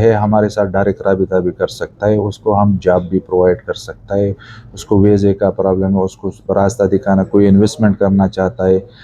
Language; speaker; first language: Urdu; non-native, local second language; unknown